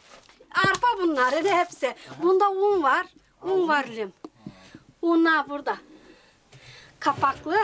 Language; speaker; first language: Turkish; native; Turkish